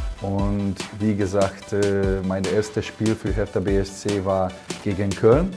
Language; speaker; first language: German; non-native, learner; Hungarian